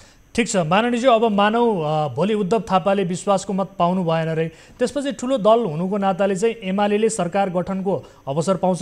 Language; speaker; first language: Nepali; native; Nepali